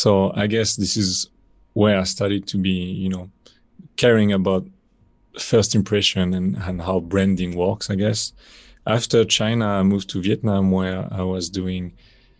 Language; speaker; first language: English; non-native, fluent; French